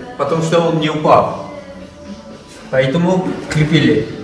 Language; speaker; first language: Russian; non-native, fluent; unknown